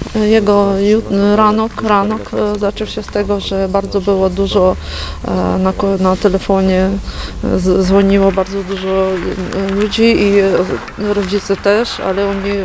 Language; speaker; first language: Polish; non-native, learner; Ukrainian